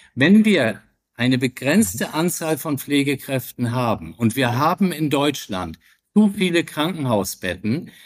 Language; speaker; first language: German; native; German